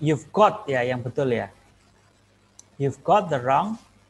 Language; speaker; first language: English; non-native, fluent; Indonesian